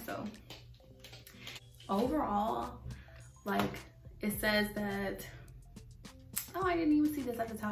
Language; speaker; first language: English; native; English